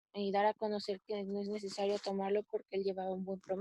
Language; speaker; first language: Spanish; native; Spanish